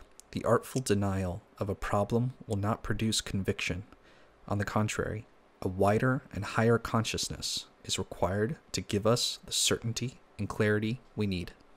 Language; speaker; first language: English; native; English